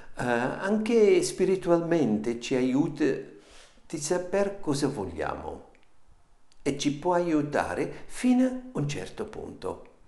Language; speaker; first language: Italian; non-native, fluent; German